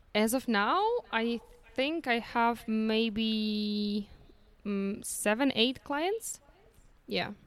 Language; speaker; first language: English; non-native, fluent; Polish